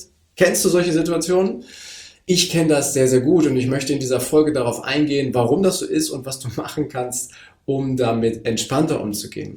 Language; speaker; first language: German; native; German